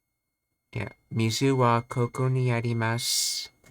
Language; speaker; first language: Japanese; non-native, learner; English